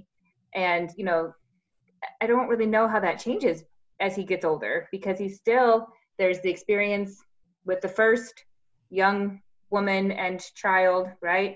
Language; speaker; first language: English; native; English